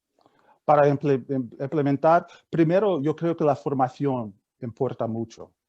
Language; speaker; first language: Spanish; non-native, fluent; English